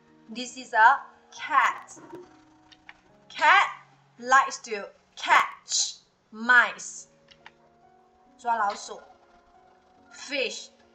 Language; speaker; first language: English; non-native, local second language; Chinese